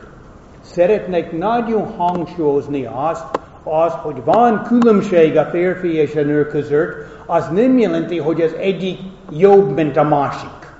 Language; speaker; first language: Hungarian; non-native, fluent; English